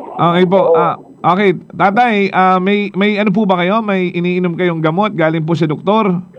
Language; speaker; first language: Filipino; non-native, local second language; Cebuano